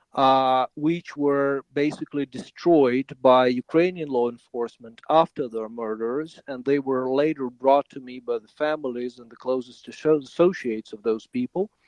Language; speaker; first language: English; non-native, fluent; Ukrainian